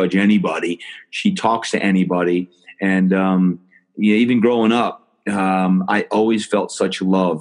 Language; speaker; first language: English; native; English